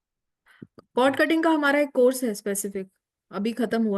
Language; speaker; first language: Hindi; native; Hindi